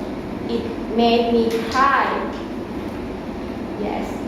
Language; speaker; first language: English; non-native, learner; Thai